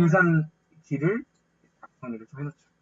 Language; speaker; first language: Korean; native; Korean